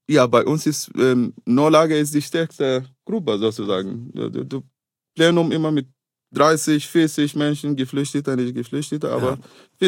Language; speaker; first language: German; non-native, fluent; Arabic